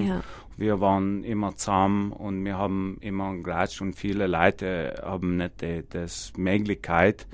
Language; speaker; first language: German; non-native, learner; English